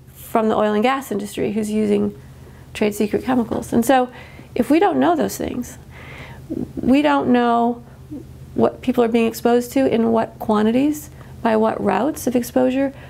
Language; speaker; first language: English; native; English